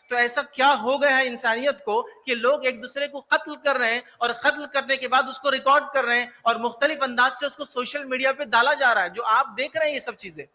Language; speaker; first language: Urdu; native; Urdu